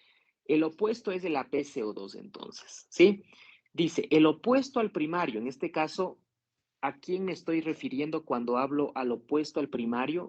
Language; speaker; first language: Spanish; native; Spanish